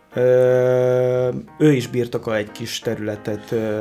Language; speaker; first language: Hungarian; non-native, fluent; Polish